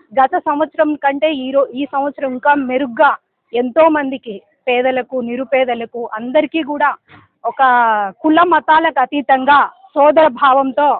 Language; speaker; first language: Telugu; native; Telugu